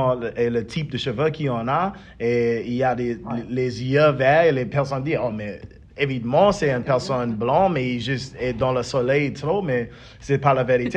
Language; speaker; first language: French; early bilingual, heritage; English